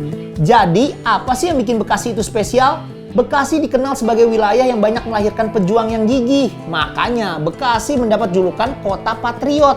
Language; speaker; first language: Indonesian; native; Indonesian